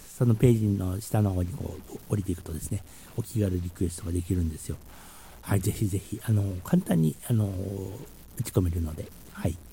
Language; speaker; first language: Japanese; native; Japanese